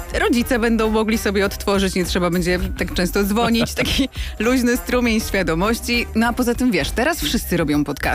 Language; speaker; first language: Polish; native; Polish